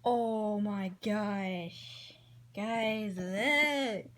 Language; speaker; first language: English; native; English